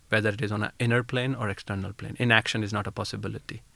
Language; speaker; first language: English; non-native, local second language; Hindi